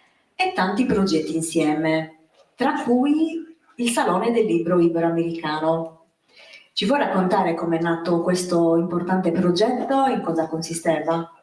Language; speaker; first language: Italian; native; Italian